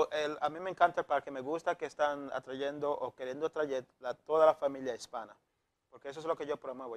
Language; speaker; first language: Spanish; native; Spanish